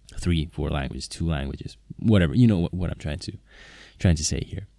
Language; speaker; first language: English; non-native, fluent; Slovak